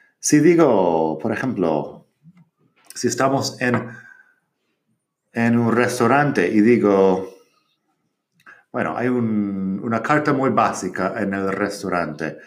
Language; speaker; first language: Spanish; non-native, fluent; English